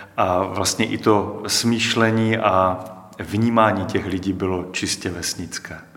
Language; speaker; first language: Czech; native; Czech